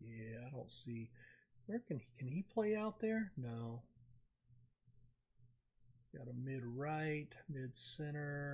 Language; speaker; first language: English; native; English